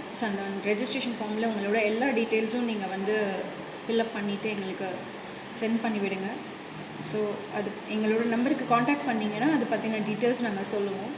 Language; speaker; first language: Tamil; native; Tamil